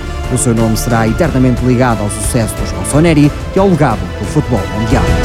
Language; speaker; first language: Portuguese; native; Portuguese